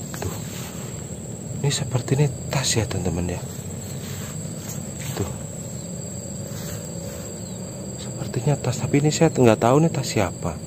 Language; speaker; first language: Indonesian; native; Indonesian